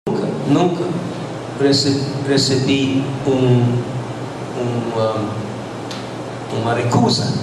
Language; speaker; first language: Portuguese; non-native, fluent; English